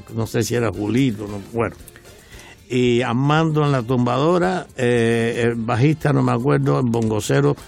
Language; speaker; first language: Spanish; native; Spanish